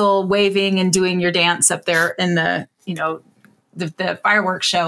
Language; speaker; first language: English; native; English